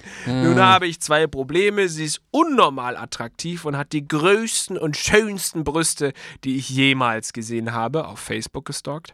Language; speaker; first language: German; native; German